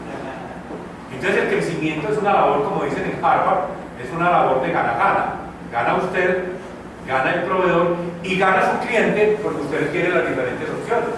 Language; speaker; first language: Spanish; native; Spanish